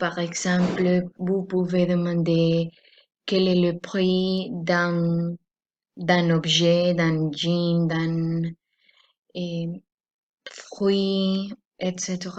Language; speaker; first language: French; non-native, learner; Spanish